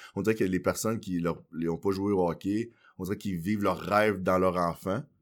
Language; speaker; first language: French; early bilingual, other home language; Haitian Creole